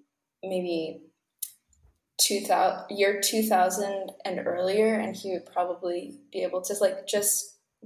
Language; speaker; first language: English; native; English